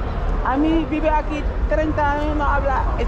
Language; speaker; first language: Spanish; non-native, learner; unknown